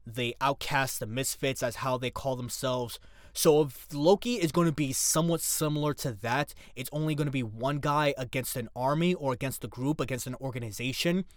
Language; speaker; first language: English; native; English